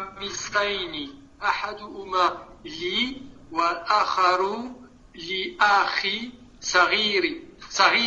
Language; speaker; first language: Arabic; non-native, learner; French